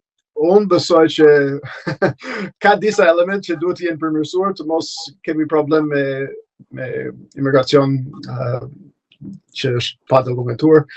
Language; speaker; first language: Albanian; non-native, fluent; English